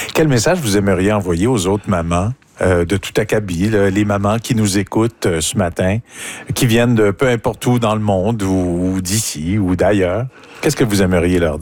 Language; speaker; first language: French; native; French